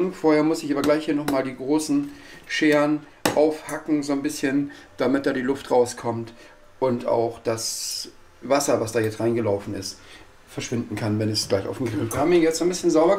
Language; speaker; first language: German; native; German